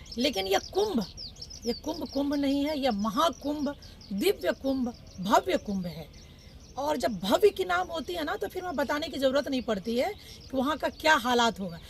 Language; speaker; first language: Hindi; native; Hindi